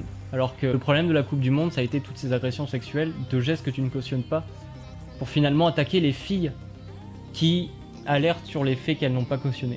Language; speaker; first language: French; native; French